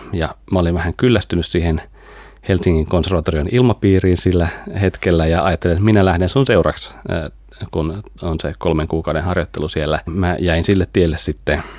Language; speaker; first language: Finnish; native; Finnish